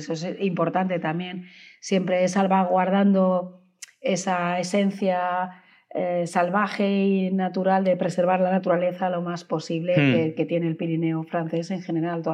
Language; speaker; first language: Spanish; native; Spanish